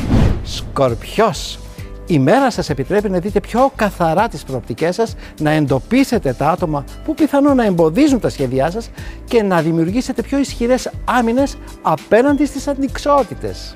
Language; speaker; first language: Greek; native; Greek